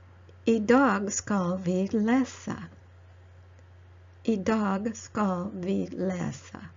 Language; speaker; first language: Norwegian; non-native, learner; English